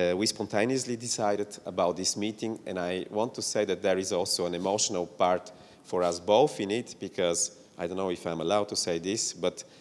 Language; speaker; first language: English; non-native, fluent; Bulgarian